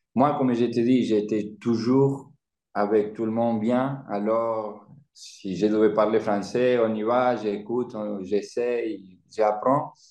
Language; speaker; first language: French; non-native, learner; Spanish